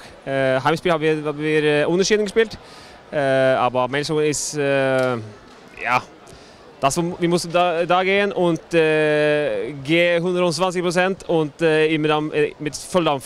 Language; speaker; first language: German; non-native, learner; Norwegian